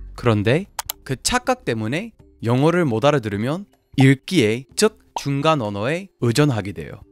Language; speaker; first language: Korean; non-native, fluent; English